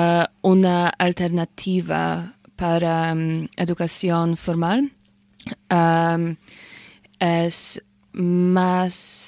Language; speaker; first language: Spanish; non-native, learner; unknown